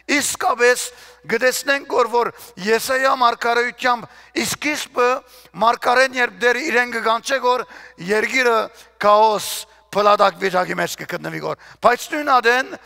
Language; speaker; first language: Armenian; early bilingual, heritage; Armenian